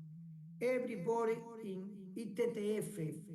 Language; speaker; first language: English; non-native, learner; Spanish